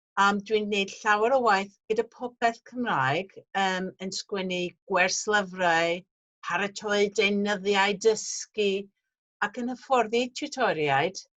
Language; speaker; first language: Welsh; non-native, fluent; English